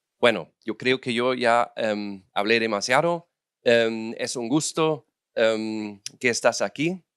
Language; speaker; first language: Spanish; non-native, fluent; German